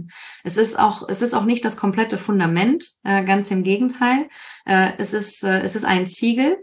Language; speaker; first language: German; native; German